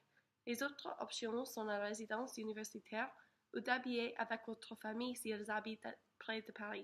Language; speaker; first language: French; non-native, learner; English